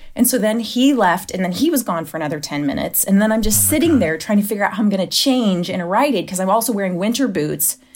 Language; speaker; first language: English; native; English